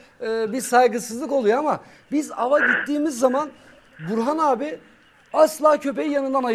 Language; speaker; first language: Turkish; native; Turkish